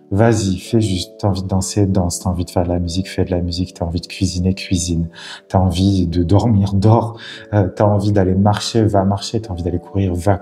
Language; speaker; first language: French; native; French